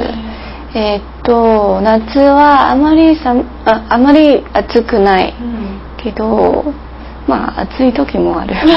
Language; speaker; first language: Japanese; non-native, learner; English